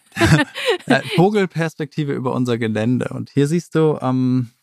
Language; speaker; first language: German; native; German